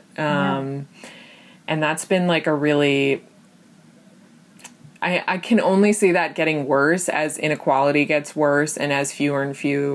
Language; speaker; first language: English; native; English